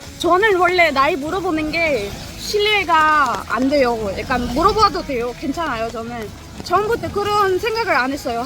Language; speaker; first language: Korean; non-native, fluent; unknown